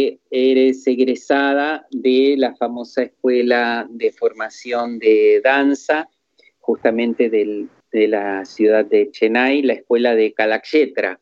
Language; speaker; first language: Spanish; native; Spanish